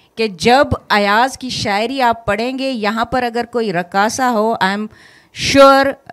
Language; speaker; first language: Urdu; non-native, local second language; Sindhi